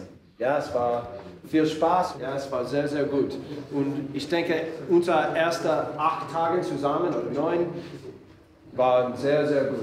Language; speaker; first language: German; non-native, learner; English